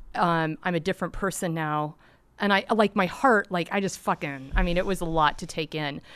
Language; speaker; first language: English; early bilingual, other home language; Norwegian